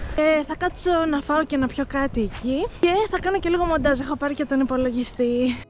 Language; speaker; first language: Greek; native; Greek